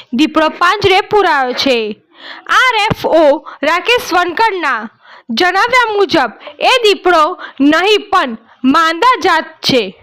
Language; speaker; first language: Gujarati; native; Gujarati